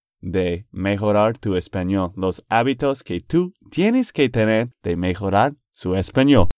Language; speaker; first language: Spanish; non-native, fluent; English